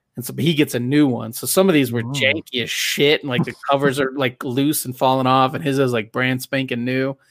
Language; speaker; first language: English; native; English